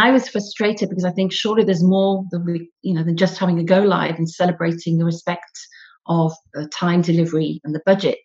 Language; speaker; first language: English; native; English